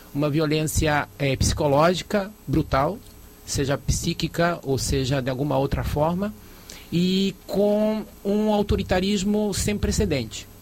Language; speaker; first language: Portuguese; early bilingual, other home language; Spanish